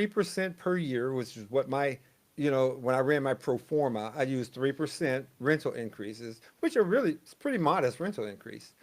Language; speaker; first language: English; native; English